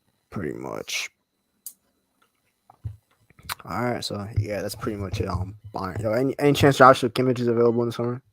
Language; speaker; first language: English; native; English